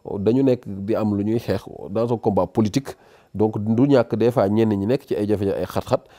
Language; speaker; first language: Wolof; native; Wolof